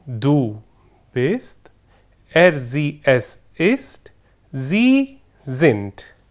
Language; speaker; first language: German; non-native, fluent; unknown